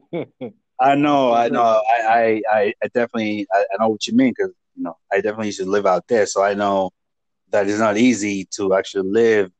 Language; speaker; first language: English; non-native, local second language; Igbo